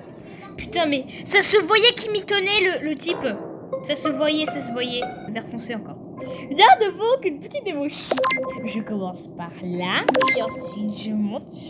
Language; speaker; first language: French; native; French